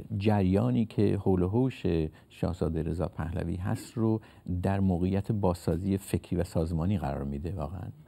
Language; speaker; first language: Persian; native; Persian